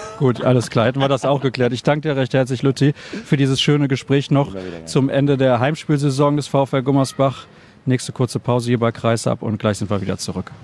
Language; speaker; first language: German; native; German